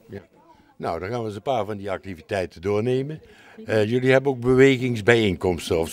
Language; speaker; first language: Dutch; native; Dutch